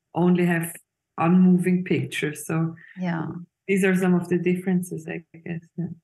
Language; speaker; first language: English; non-native, fluent; Swiss German